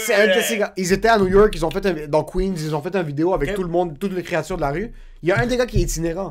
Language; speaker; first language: French; native; French